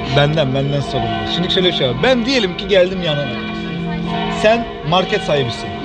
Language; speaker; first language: Turkish; early bilingual, heritage; Turkish